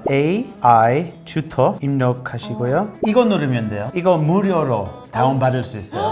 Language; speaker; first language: Korean; non-native, fluent; English